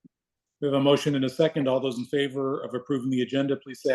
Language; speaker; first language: English; native; English